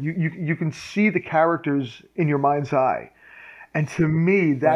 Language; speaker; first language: English; native; English